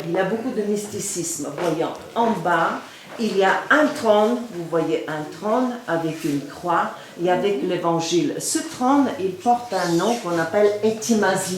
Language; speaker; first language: French; non-native, fluent; Bulgarian